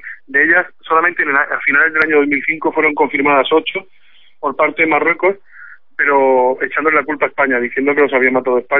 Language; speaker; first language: Spanish; native; Spanish